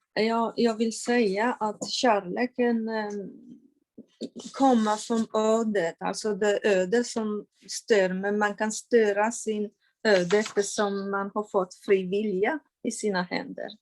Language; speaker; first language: Swedish; non-native, fluent; Polish